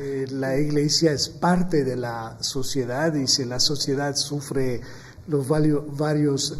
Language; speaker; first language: Spanish; non-native, fluent; Maltese